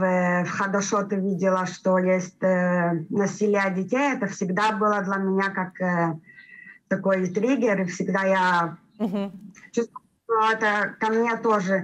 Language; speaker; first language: Russian; early bilingual, heritage; Russian